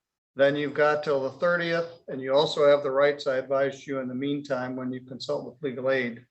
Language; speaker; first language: English; native; English